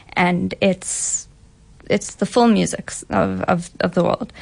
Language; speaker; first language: English; native; English